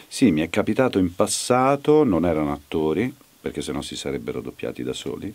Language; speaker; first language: Italian; native; Italian